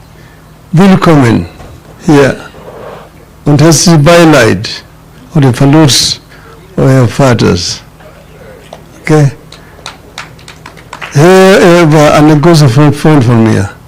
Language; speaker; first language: German; non-native, learner; Luo (Kenya and Tanzania)